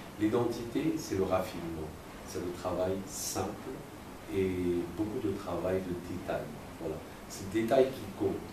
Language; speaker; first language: French; native; French